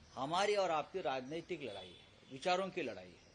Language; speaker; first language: Hindi; non-native, local second language; Marathi